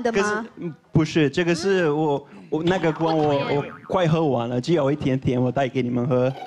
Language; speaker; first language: Chinese; non-native, learner; Portuguese